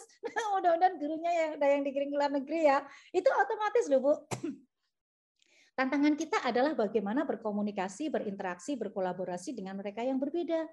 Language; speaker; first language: Indonesian; native; Indonesian